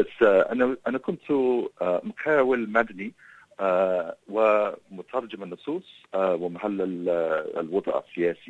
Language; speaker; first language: Arabic; non-native, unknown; English